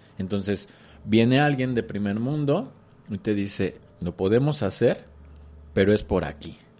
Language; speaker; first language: Spanish; native; Spanish